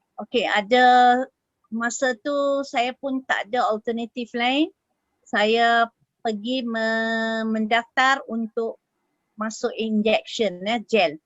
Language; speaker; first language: Malay; native; Malay